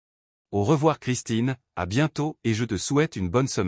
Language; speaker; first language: French; native; French